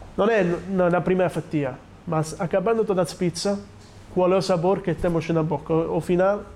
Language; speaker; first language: Portuguese; non-native, learner; Italian